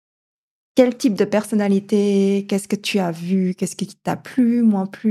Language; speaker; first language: French; native; French